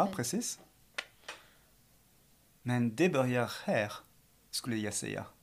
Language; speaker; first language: Swedish; non-native, fluent; French